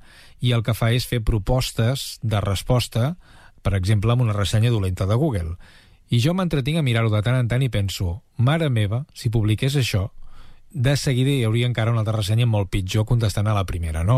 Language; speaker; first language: Catalan; native; Catalan